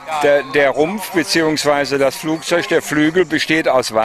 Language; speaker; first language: German; native; German